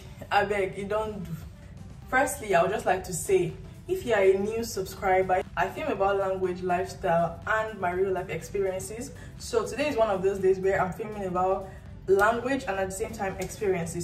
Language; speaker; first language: English; non-native, local second language; Yoruba